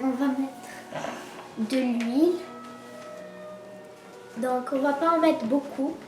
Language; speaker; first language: French; native; French